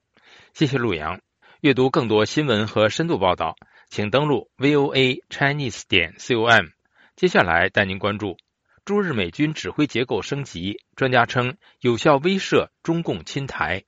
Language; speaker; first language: Chinese; native; Chinese